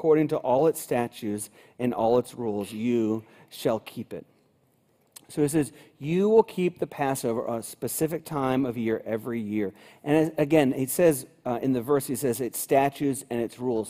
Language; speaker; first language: English; native; English